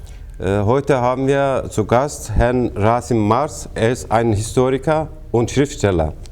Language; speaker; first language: German; non-native, fluent; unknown